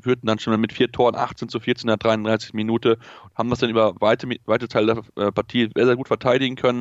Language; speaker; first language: German; native; German